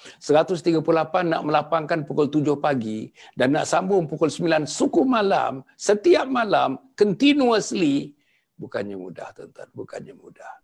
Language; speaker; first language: Malay; native; Malay